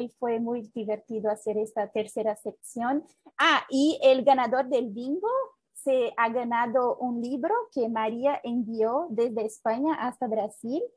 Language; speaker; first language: Spanish; non-native, fluent; Portuguese